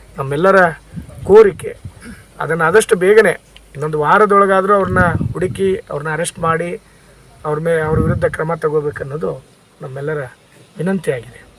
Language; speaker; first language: Kannada; native; Kannada